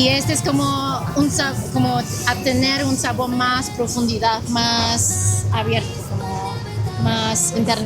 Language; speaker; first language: Spanish; non-native, learner; Chinese